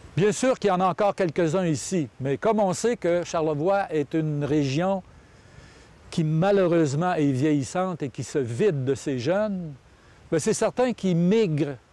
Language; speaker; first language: French; native; French